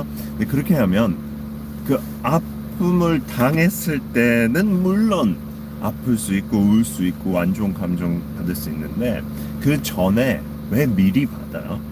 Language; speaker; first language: Korean; non-native, fluent; English